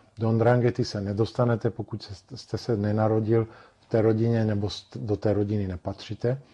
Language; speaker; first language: Czech; non-native, fluent; Italian